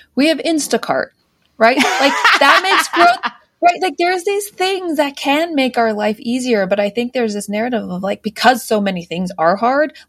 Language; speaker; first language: English; native; English